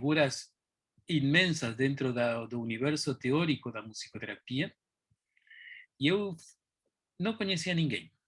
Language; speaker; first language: Portuguese; non-native, fluent; Spanish